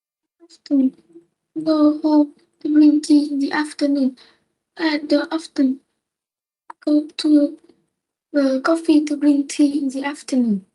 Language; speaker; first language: English; non-native, learner; Vietnamese